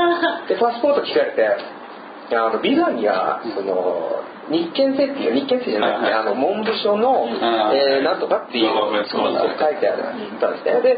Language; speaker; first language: Japanese; non-native, fluent; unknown